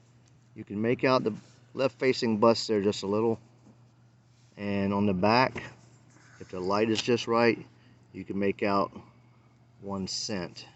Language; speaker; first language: English; native; English